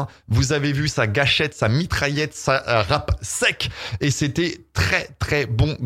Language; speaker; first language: French; native; French